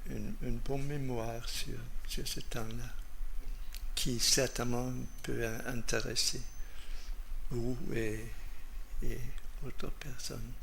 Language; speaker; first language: French; non-native, fluent; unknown